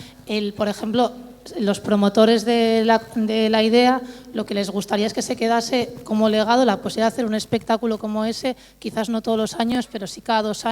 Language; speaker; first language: Spanish; native; Spanish